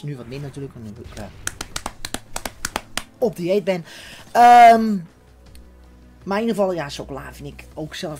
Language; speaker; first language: Dutch; native; Dutch